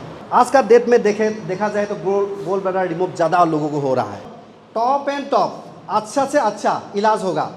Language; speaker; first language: Hindi; non-native, local second language; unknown